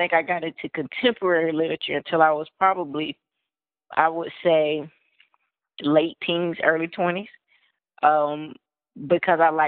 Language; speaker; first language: English; native; English